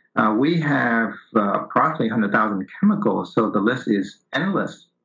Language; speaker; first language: English; early bilingual, other home language; Vietnamese